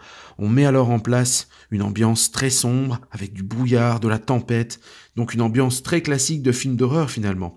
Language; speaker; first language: French; native; French